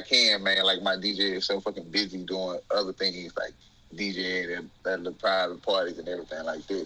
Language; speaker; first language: English; native; English